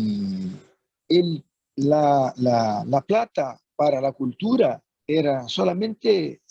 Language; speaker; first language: Spanish; non-native, fluent; Portuguese